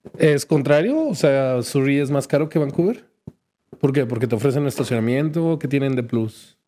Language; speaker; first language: Spanish; native; Spanish